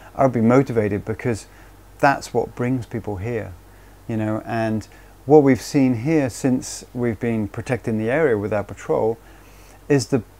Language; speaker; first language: English; native; English